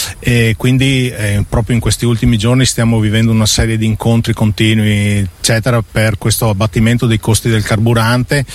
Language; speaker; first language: Italian; native; Italian